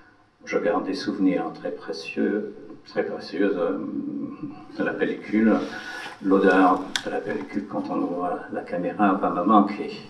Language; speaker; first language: French; non-native, fluent; English